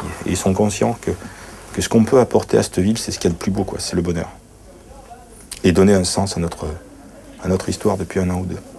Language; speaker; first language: French; native; French